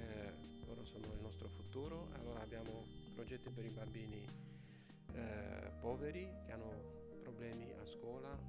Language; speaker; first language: Italian; non-native, fluent; Romanian